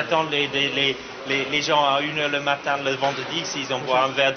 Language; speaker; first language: French; non-native, fluent; English